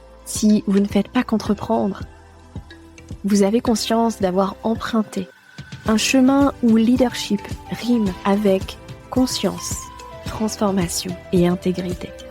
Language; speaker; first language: French; native; French